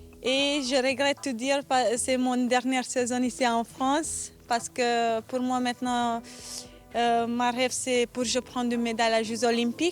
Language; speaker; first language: French; non-native, learner; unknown